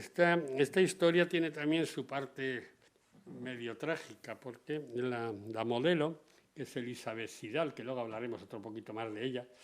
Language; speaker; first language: Spanish; native; Spanish